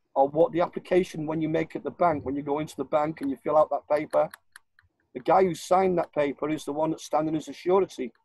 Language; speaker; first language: English; native; English